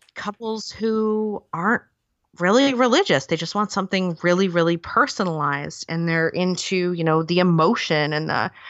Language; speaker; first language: English; native; English